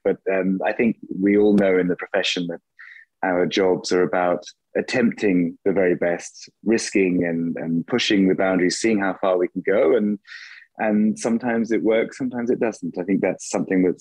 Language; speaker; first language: English; native; English